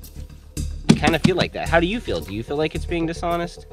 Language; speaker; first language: English; native; English